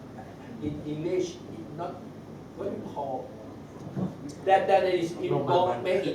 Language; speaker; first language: English; non-native, learner; Thai